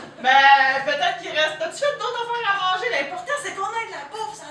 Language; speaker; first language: French; native; French